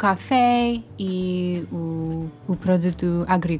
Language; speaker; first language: Portuguese; non-native, fluent; English